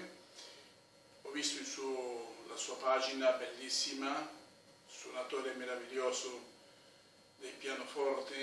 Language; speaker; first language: Italian; non-native, fluent; Spanish